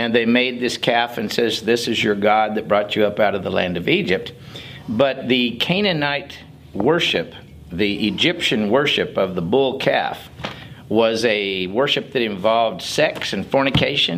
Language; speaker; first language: English; native; English